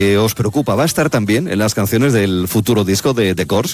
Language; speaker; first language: Spanish; native; Spanish